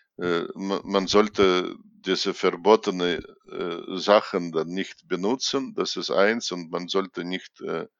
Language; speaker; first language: German; non-native, fluent; Russian